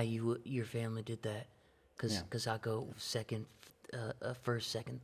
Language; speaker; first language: English; native; English